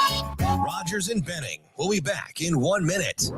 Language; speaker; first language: English; native; English